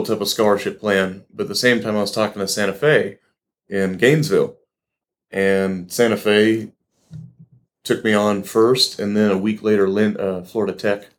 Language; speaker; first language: English; native; English